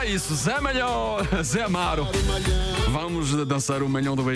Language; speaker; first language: Portuguese; early bilingual, heritage; Portuguese